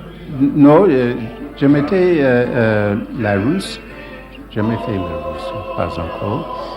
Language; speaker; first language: French; non-native, learner; English